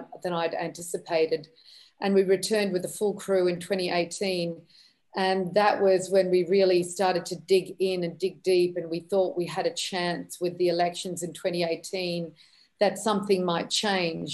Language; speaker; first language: English; native; English